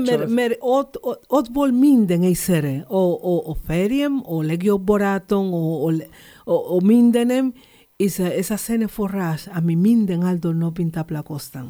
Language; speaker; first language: Hungarian; non-native, learner; Spanish